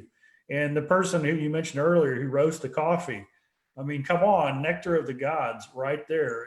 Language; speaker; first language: English; native; English